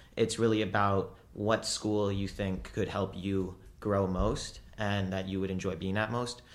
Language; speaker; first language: English; native; English